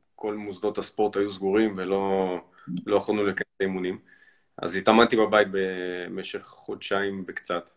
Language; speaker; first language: Hebrew; early bilingual, other home language; Russian